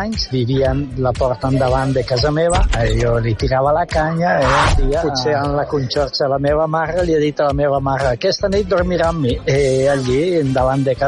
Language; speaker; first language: Catalan; non-native, learner; Italian